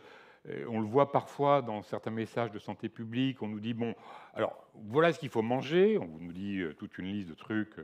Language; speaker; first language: French; native; French